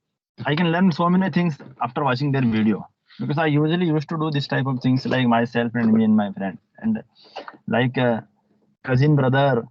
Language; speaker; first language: English; non-native, local second language; Hindi